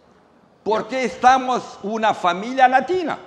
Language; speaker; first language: Spanish; non-native, learner; Romanian